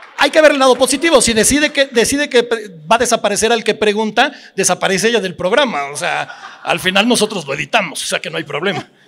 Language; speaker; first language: Spanish; native; Spanish